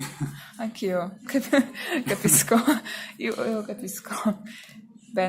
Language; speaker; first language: Italian; non-native, learner; Russian